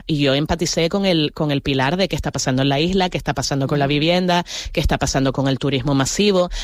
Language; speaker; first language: Spanish; native; Spanish